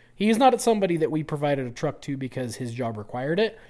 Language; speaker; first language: English; native; English